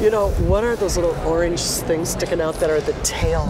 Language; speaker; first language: English; native; English